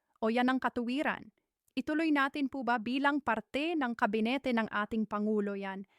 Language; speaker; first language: Filipino; native; Filipino